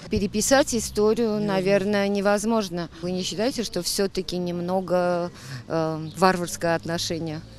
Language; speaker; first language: Russian; non-native, local second language; Armenian